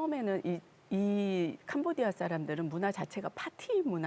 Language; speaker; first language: Korean; native; Korean